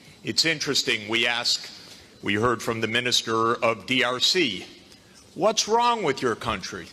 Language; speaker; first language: English; native; English